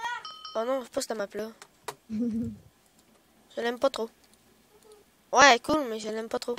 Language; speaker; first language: French; native; French